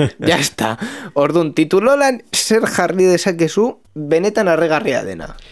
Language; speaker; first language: Basque; non-native, local second language; Spanish